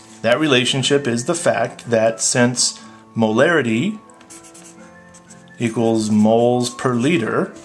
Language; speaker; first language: English; native; English